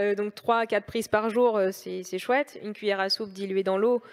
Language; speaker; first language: French; native; French